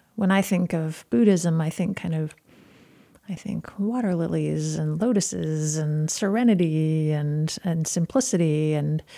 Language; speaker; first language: English; native; English